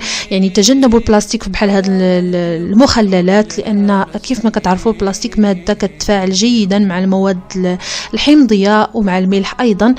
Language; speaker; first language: Arabic; native; Arabic